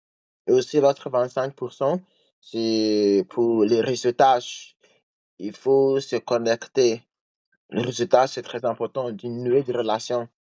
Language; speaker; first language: French; non-native, learner; English